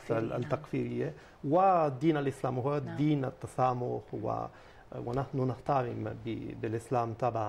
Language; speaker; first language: Arabic; non-native, fluent; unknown